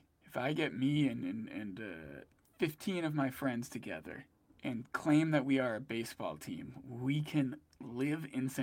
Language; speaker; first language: English; native; English